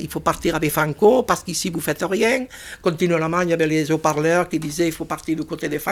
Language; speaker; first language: French; non-native, fluent; Spanish